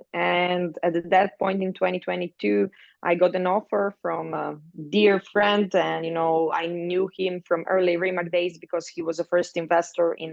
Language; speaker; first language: English; non-native, fluent; Croatian